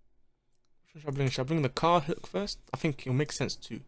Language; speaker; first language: English; native; English